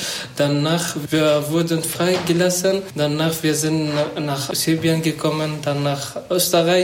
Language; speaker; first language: German; non-native, learner; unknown